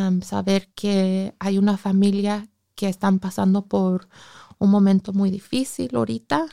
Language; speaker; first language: Spanish; early bilingual, heritage; English